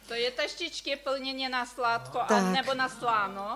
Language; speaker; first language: Czech; non-native, learner; Ukrainian